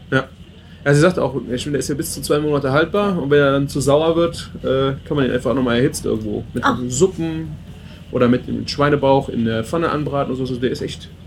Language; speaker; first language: German; native; German